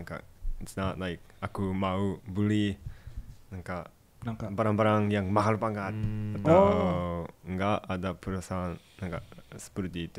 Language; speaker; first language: Indonesian; non-native, fluent; Japanese